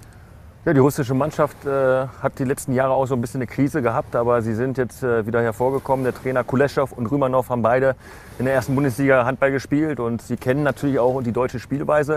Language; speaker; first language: German; native; German